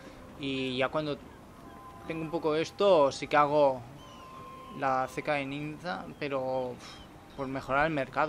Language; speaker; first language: Spanish; native; Spanish